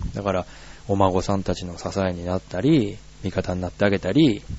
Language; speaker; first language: Japanese; native; Japanese